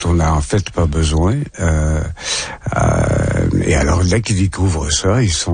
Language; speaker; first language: French; native; French